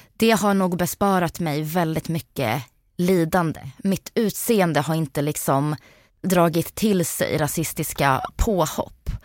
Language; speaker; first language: Swedish; early bilingual, other home language; Bosnian